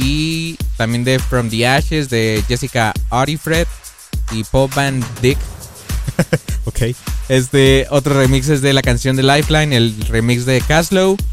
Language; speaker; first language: Spanish; native; Spanish